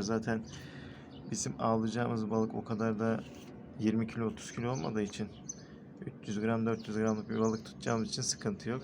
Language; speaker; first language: Turkish; native; Turkish